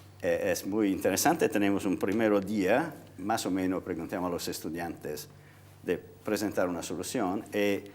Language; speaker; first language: Spanish; non-native, fluent; Italian